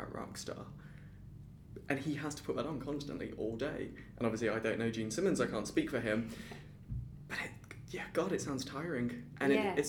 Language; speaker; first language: English; native; English